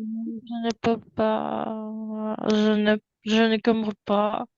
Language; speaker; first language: French; non-native, learner; Uzbek